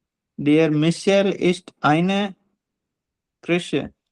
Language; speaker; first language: German; non-native, learner; Hindi